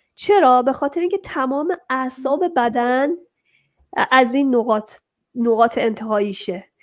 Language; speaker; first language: Persian; early bilingual, heritage; Persian